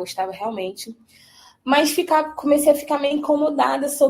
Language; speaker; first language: Portuguese; native; Portuguese